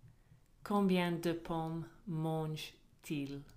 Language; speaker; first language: French; non-native, fluent; English